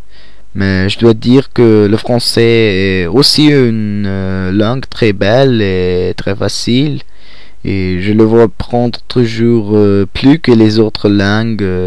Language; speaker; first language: French; non-native, learner; Polish